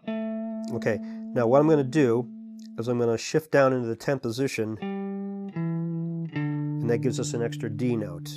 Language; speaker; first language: English; native; English